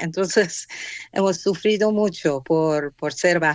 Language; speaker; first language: Spanish; non-native, fluent; Persian